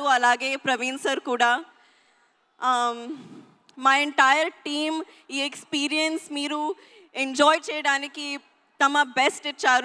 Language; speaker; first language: Telugu; non-native, local second language; Hindi